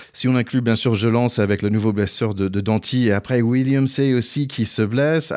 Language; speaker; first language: French; non-native, fluent; English